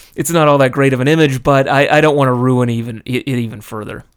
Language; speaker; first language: English; native; English